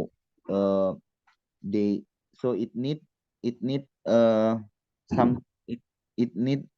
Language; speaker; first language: English; non-native, learner; Indonesian